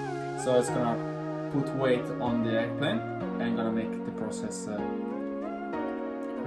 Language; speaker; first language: English; non-native, fluent; Italian